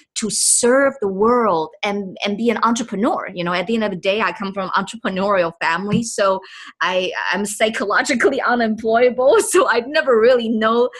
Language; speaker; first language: English; non-native, fluent; Chinese